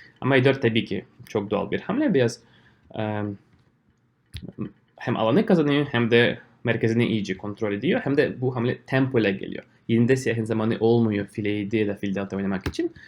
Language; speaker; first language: Turkish; non-native, fluent; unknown